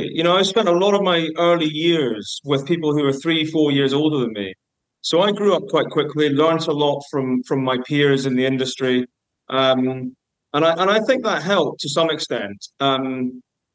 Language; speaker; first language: English; native; English